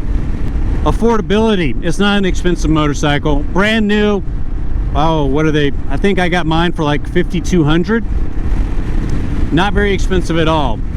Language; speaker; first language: English; native; English